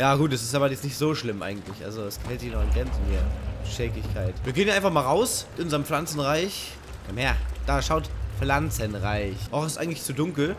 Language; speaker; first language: German; native; German